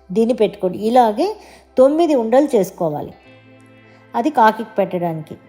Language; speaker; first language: Telugu; non-native, local second language; Tamil